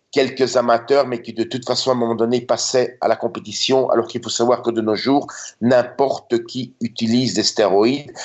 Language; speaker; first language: French; native; French